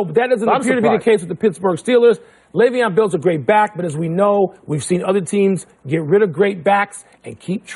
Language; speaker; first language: English; native; English